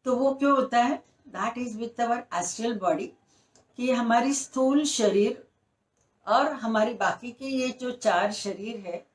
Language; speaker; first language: Hindi; non-native, local second language; Marathi